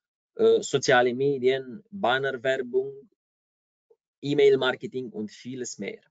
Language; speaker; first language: German; non-native, fluent; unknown